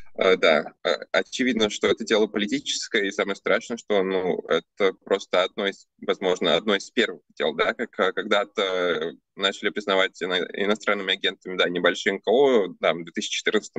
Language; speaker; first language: Russian; early bilingual, other home language; Armenian